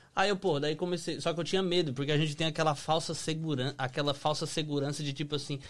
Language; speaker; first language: Portuguese; native; Portuguese